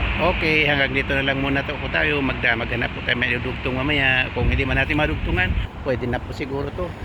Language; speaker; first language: Filipino; non-native, local second language; Cebuano